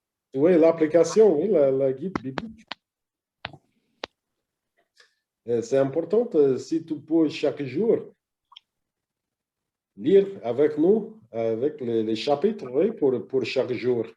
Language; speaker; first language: French; non-native, learner; English